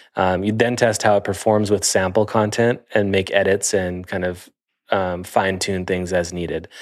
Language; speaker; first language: English; native; English